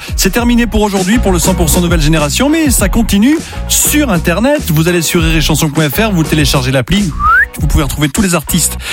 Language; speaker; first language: French; native; French